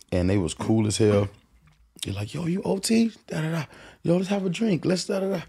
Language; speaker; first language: English; native; English